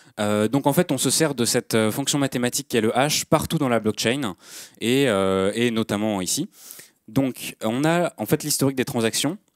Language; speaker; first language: French; native; French